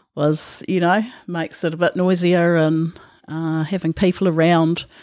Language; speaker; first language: English; native; English